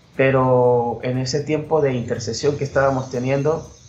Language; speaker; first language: Spanish; native; Spanish